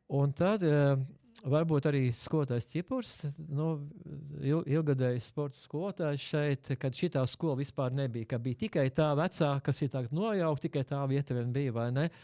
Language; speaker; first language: Latvian; native; Latvian